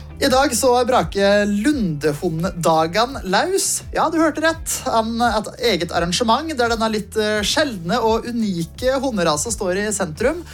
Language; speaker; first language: Norwegian; native; Norwegian